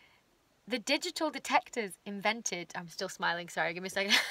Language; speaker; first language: English; native; English